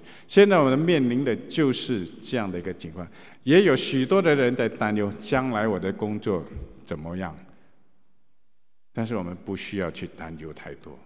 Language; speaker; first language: Chinese; native; Chinese